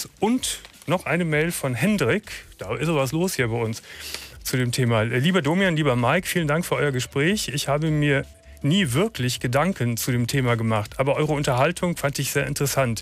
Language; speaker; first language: German; native; German